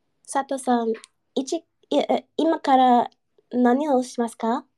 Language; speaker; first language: Japanese; non-native, learner; English